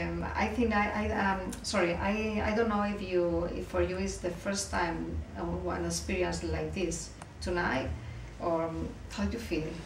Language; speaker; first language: English; non-native, learner; Spanish